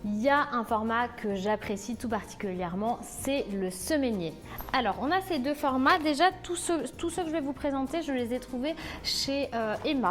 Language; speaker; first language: French; native; French